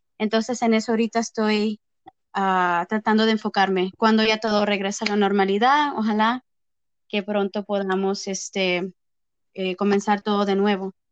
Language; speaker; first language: Spanish; early bilingual, heritage; Spanish